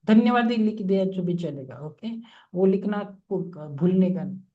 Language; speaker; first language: Hindi; non-native, local second language; Marathi